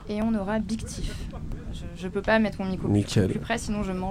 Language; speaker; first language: French; native; French